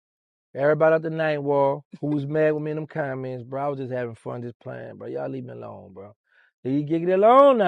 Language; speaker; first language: English; native; English